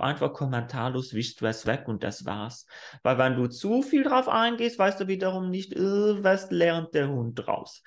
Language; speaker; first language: German; non-native, fluent; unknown